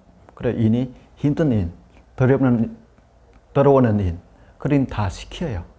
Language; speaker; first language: Korean; non-native, learner; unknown